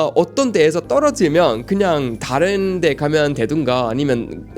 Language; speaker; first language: Korean; non-native, fluent; English